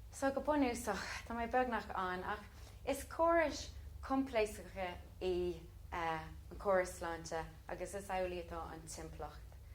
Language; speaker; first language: Irish; non-native, local second language; English